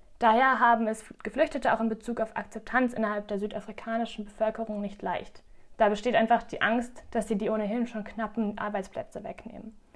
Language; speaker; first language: German; native; German